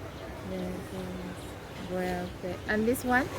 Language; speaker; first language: English; non-native, learner; Filipino